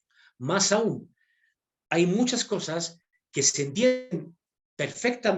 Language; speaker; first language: Spanish; native; Spanish